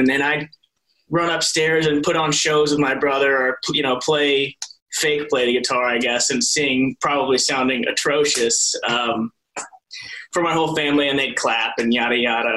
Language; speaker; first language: English; native; English